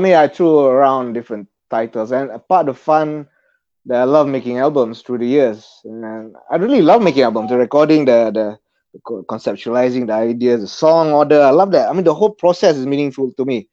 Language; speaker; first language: English; non-native, local second language; Malay